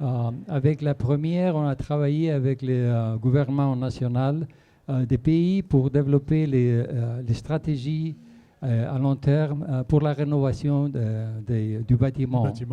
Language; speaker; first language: French; non-native, fluent; Spanish